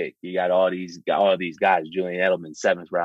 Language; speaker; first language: English; native; English